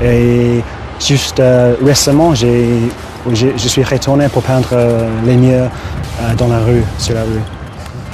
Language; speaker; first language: French; non-native, fluent; English